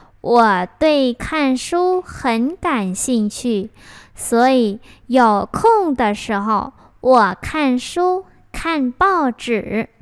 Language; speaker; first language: Chinese; non-native, fluent; Vietnamese